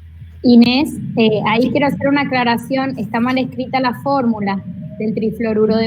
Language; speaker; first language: Spanish; native; Spanish